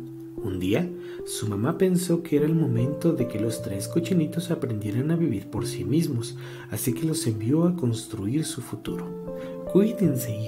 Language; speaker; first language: Spanish; native; Spanish